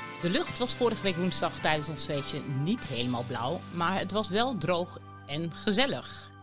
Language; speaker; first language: Dutch; native; Dutch